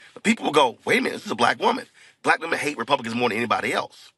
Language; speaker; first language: English; native; English